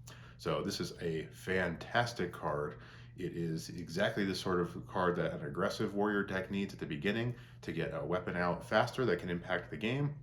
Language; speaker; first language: English; native; English